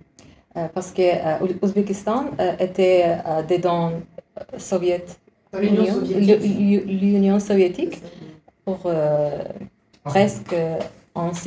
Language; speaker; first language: French; non-native, learner; Uzbek